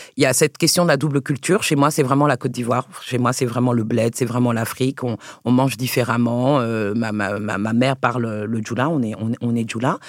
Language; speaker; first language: French; native; French